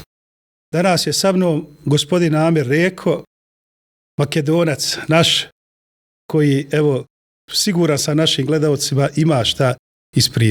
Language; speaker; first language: Bosnian; native; Bosnian